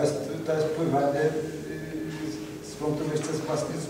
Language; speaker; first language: Polish; native; Polish